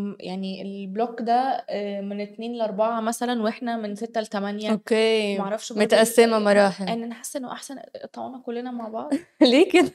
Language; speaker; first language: Arabic; native; Arabic